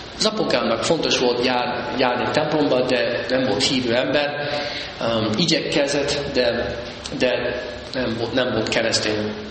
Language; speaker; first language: Hungarian; early bilingual, heritage; Hungarian